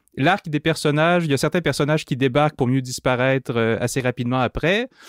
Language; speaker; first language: French; native; French